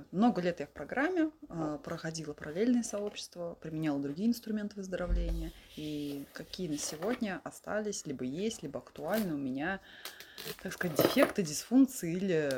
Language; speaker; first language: Russian; native; Russian